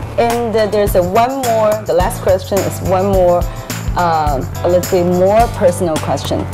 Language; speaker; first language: English; non-native, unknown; Chinese